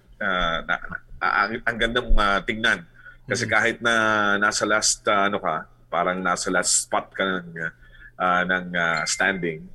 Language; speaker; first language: Filipino; non-native, local second language; Bikol